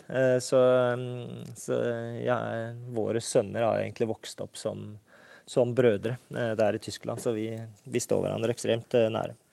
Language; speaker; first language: Norwegian; native; Norwegian